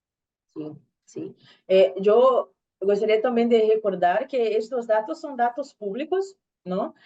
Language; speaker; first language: Spanish; non-native, learner; Portuguese